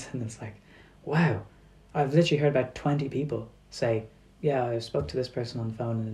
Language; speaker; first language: English; native; English